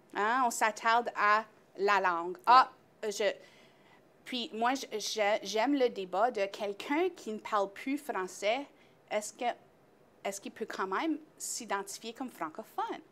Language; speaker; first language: French; native; French